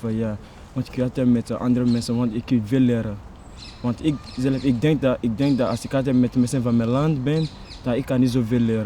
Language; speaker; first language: Dutch; non-native, learner; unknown